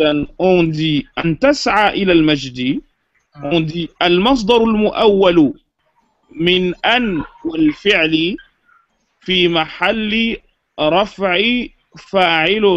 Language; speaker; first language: Arabic; non-native, fluent; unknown